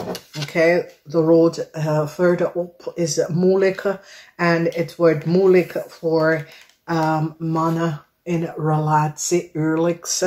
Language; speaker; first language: Dutch; non-native, fluent; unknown